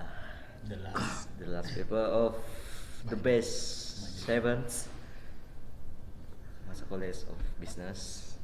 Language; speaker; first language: English; non-native, learner; Malay